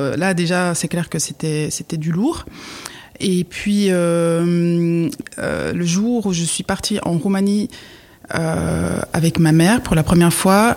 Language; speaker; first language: French; native; French